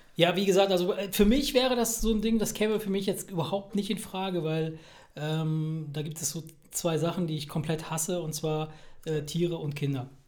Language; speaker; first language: German; early bilingual, other home language; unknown